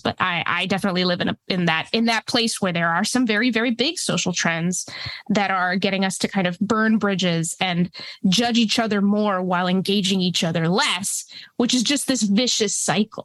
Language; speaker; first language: English; early bilingual, other home language; Spanish